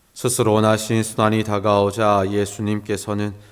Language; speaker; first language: Korean; native; Korean